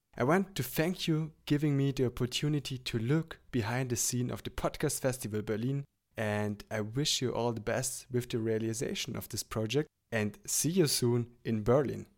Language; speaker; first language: English; non-native, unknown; German